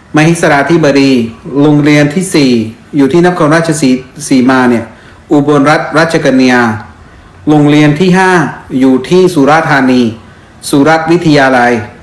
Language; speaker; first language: Thai; non-native, fluent; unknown